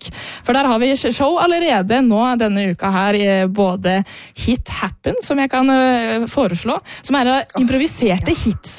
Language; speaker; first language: Norwegian; native; Norwegian